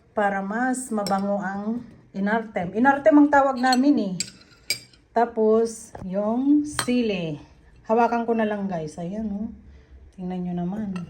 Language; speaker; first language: Filipino; non-native, local second language; Iloko